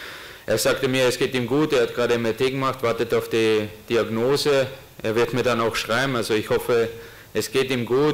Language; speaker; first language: German; native; German